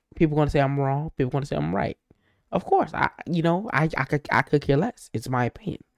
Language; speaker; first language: English; native; English